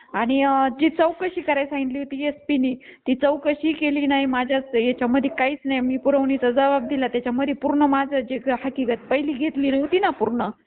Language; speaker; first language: Marathi; native; Marathi